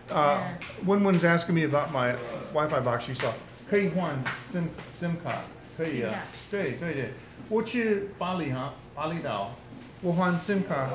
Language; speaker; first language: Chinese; non-native, learner; English